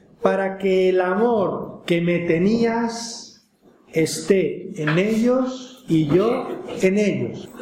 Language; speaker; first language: Spanish; native; Spanish